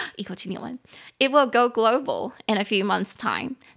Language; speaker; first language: English; non-native, fluent; Chinese